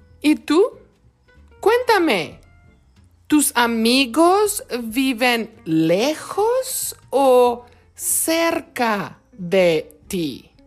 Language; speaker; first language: Spanish; non-native, fluent; English